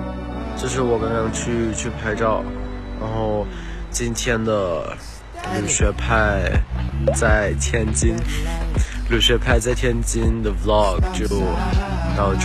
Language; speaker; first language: Chinese; non-native, fluent; Thai